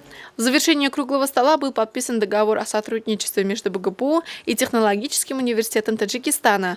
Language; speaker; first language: Russian; native; Russian